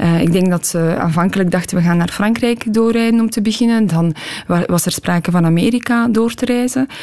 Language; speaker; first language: Dutch; early bilingual, other home language; Polish